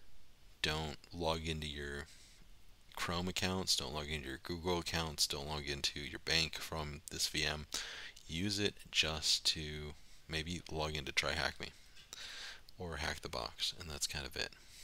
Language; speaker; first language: English; native; English